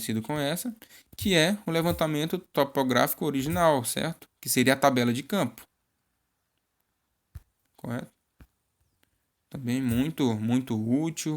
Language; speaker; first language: Portuguese; native; Portuguese